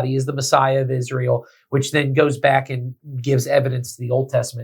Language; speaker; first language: English; native; English